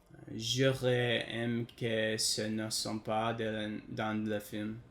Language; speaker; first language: French; non-native, learner; English